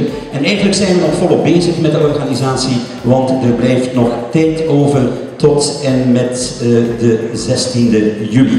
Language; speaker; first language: Dutch; native; Dutch